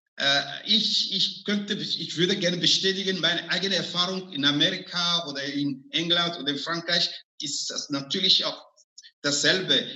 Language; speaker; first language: German; non-native, fluent; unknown